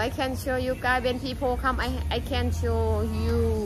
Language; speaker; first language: English; non-native, learner; Thai